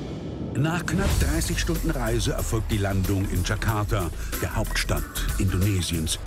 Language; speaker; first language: German; native; German